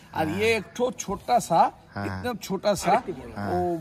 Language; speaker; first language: Hindi; non-native, local second language; Bangla